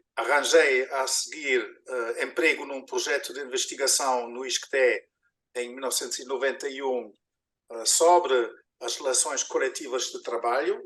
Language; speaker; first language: Portuguese; non-native, fluent; German